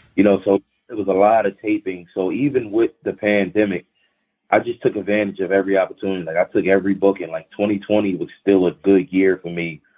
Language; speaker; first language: English; native; English